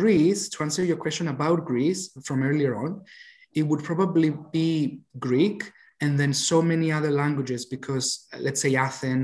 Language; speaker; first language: English; non-native, fluent; Greek